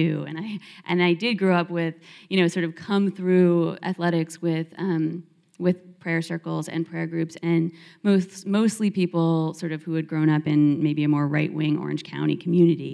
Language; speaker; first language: English; native; English